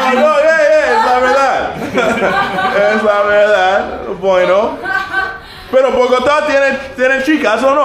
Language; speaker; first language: Spanish; non-native, learner; English